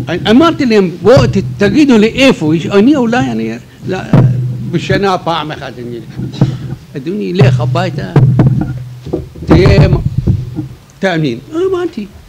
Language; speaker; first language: Hebrew; non-native, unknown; Arabic